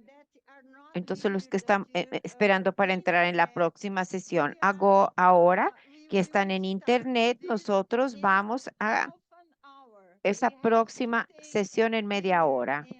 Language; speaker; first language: Spanish; non-native, fluent; Portuguese